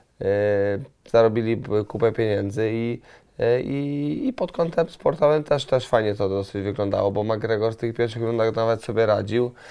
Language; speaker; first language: Polish; native; Polish